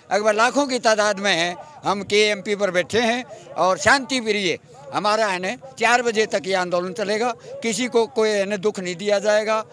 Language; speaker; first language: Hindi; native; Hindi